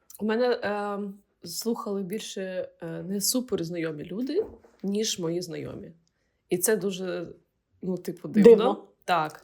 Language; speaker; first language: Ukrainian; non-native, local second language; Russian